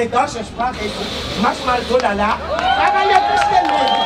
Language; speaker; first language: German; non-native, learner; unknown